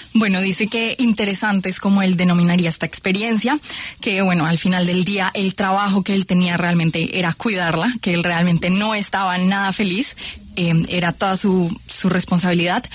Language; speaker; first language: Spanish; native; Spanish